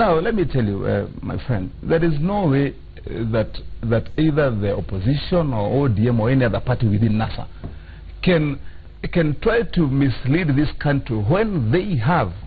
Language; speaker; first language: English; non-native, local second language; Kikuyu